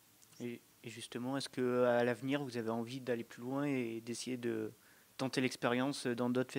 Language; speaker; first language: French; native; French